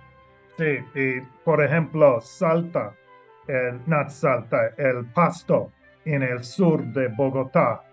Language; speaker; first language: Spanish; non-native, learner; English